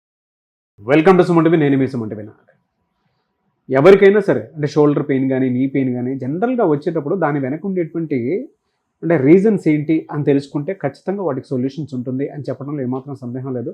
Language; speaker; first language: Telugu; native; Telugu